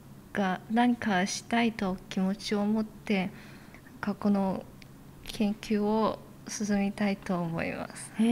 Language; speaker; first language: Japanese; non-native, fluent; Chinese